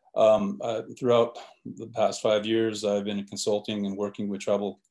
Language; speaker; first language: English; native; English